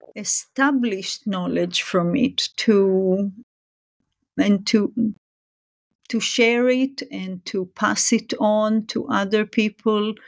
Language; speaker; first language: English; non-native, fluent; Hebrew